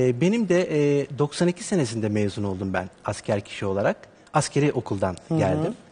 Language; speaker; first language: Turkish; native; Turkish